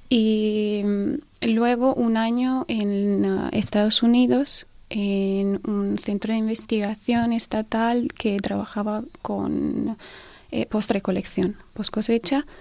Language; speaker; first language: Spanish; non-native, fluent; Romanian